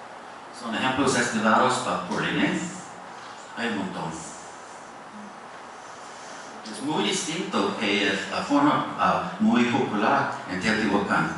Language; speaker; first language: Spanish; non-native, fluent; English